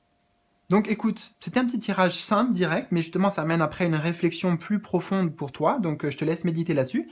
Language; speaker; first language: French; native; French